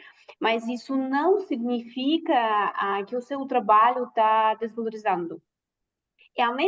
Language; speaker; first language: Portuguese; non-native, fluent; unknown